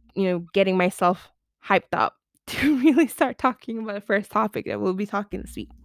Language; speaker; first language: English; non-native, local second language; Malay